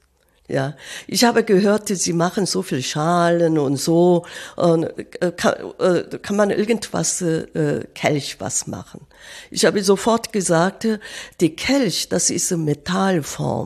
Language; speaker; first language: German; non-native, fluent; Korean